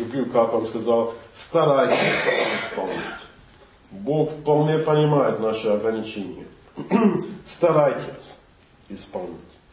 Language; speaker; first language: Russian; non-native, fluent; English